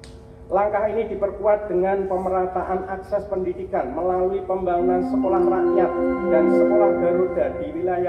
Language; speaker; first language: Indonesian; native; Indonesian